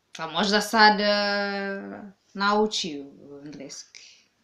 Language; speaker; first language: Serbian; non-native, learner; Swahili